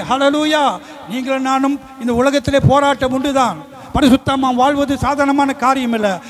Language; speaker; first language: Tamil; early bilingual, heritage; Tamil